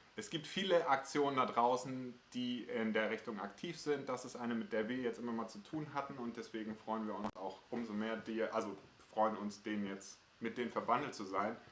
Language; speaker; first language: German; native; German